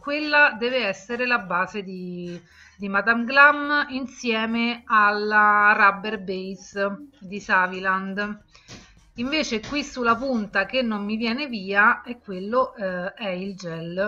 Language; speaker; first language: Italian; native; Italian